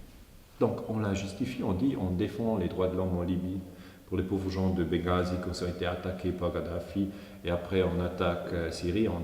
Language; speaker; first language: French; non-native, fluent; German